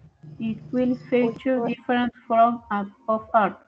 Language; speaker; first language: English; non-native, learner; Spanish